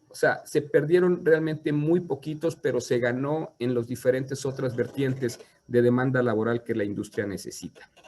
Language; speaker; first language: Spanish; native; Spanish